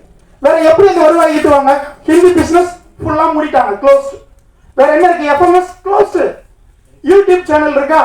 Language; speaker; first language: Tamil; native; Tamil